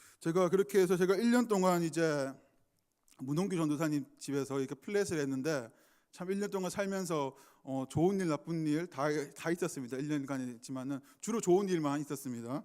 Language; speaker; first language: Korean; native; Korean